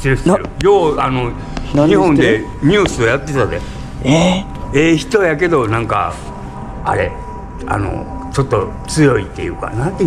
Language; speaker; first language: Japanese; native; Japanese